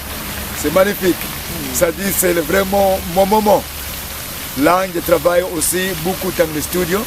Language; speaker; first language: French; non-native, learner; English